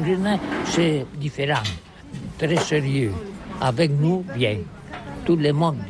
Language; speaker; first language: French; non-native, learner; Catalan